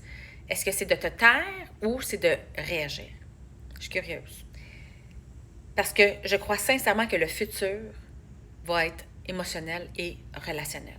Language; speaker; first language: French; native; French